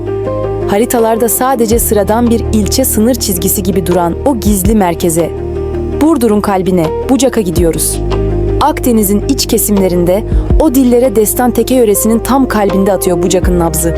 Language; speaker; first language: Turkish; native; Turkish